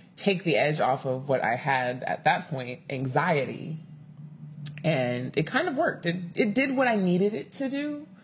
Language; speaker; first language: English; native; English